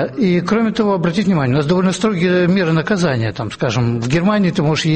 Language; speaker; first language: Russian; native; Russian